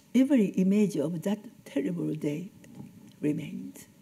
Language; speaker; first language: English; non-native, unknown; Japanese